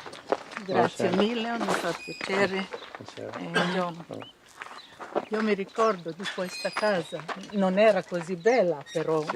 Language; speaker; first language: Italian; non-native, fluent; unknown